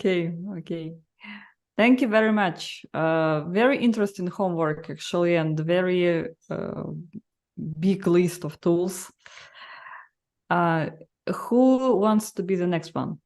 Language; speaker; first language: English; non-native, fluent; Russian